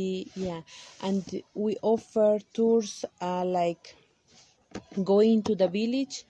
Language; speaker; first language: English; non-native, local second language; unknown